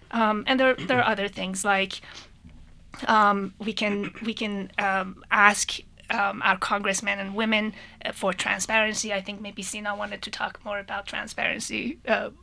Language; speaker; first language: English; non-native, fluent; Persian